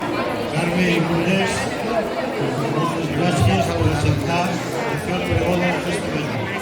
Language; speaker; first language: Catalan; native; Catalan